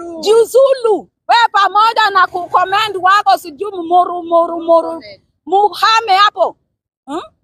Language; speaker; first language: Swahili; non-native, local second language; Luo (Kenya and Tanzania)